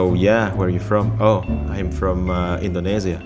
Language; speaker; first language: English; non-native, fluent; Indonesian